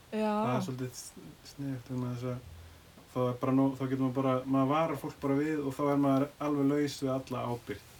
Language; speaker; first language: Icelandic; native; Icelandic